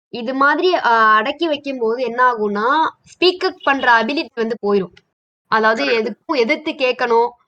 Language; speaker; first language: Tamil; native; Tamil